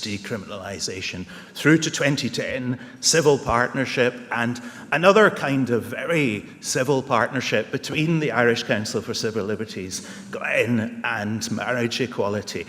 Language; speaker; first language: English; native; English